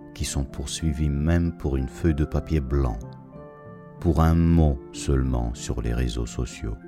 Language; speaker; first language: French; non-native, fluent; Russian